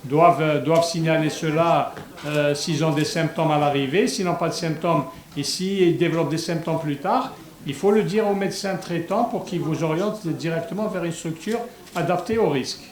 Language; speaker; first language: French; non-native, local second language; Arabic